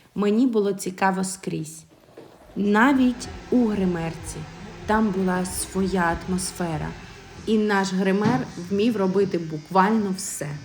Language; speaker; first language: Ukrainian; native; Ukrainian